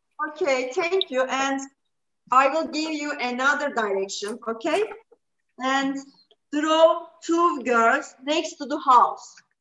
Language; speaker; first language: English; non-native, fluent; Turkish